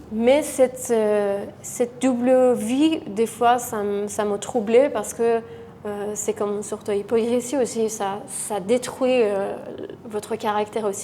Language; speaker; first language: French; non-native, fluent; Persian